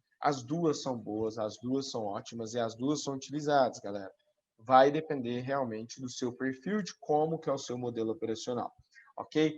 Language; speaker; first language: Portuguese; native; Portuguese